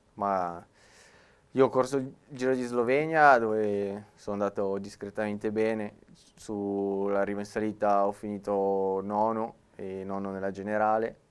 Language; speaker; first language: Italian; native; Italian